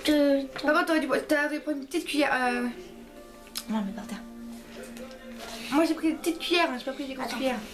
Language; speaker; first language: French; early bilingual, other home language; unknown